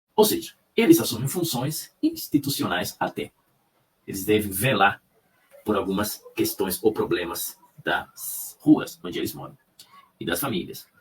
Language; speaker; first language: Portuguese; non-native, fluent; Spanish